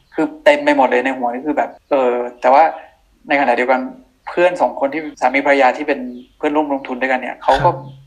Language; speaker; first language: Thai; non-native, local second language; Akha